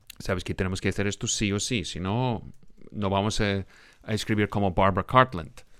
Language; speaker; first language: Spanish; non-native, fluent; English